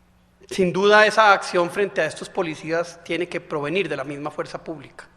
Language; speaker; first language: Spanish; native; Spanish